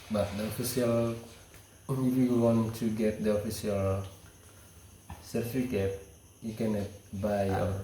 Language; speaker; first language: English; non-native, learner; Indonesian